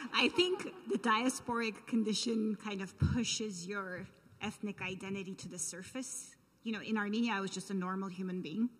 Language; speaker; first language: English; early bilingual, other home language; Armenian